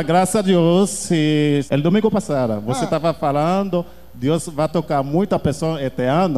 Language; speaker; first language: Portuguese; non-native, learner; Haitian Creole